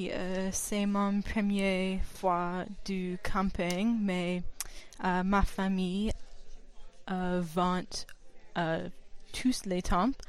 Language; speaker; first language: French; non-native, learner; English